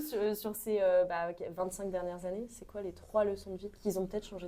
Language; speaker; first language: French; native; French